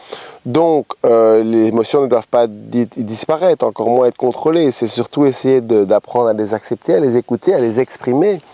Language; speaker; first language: French; native; French